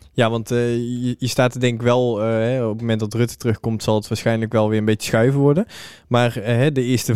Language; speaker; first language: Dutch; native; Dutch